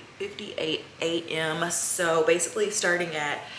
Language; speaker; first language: English; native; English